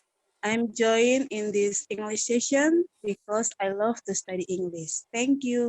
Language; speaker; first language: English; non-native, learner; Indonesian